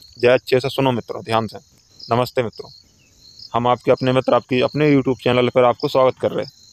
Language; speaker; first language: Hindi; native; Hindi